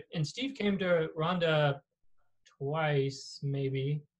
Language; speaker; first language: English; native; English